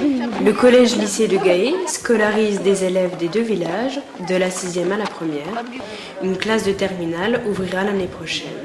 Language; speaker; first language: French; native; French